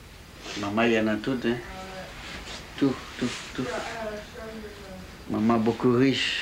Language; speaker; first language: French; non-native, local second language; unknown